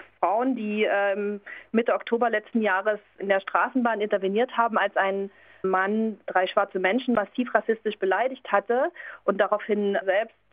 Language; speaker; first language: German; native; German